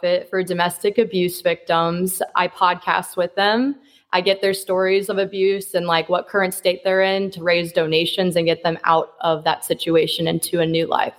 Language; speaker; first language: English; native; English